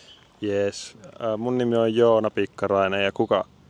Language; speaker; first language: Finnish; native; Finnish